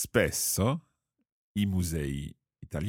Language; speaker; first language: Italian; non-native, fluent; English